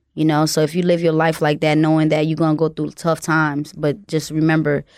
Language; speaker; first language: English; early bilingual, other home language; Haitian Creole